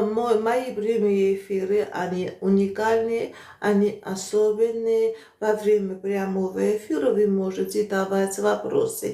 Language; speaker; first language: Russian; non-native, fluent; Armenian